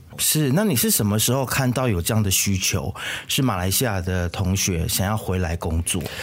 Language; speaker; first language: Chinese; native; Chinese